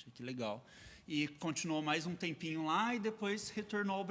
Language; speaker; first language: Portuguese; native; Portuguese